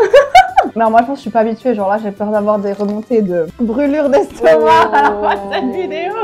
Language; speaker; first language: French; native; French